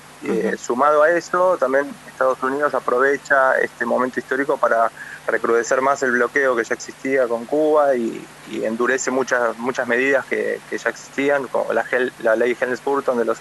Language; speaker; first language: Spanish; native; Spanish